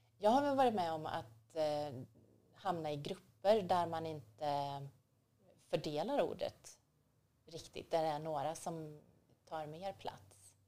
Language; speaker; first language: Swedish; native; Swedish